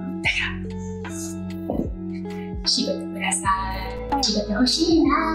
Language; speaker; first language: Japanese; non-native, learner; English